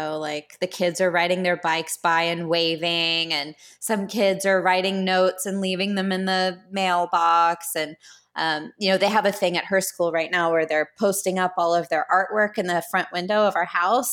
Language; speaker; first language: English; native; English